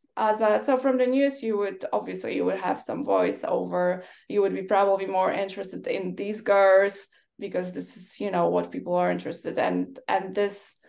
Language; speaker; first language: English; non-native, fluent; Polish